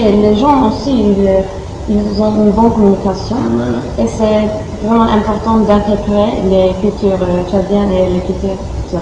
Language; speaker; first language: French; non-native, learner; Turkish